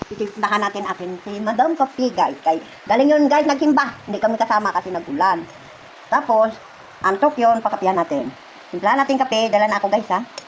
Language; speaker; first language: Filipino; non-native, local second language; Hiligaynon